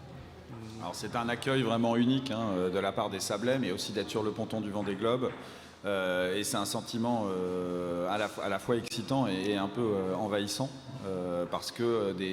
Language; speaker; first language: French; native; French